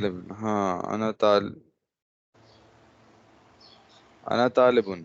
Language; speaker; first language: Arabic; non-native, learner; Urdu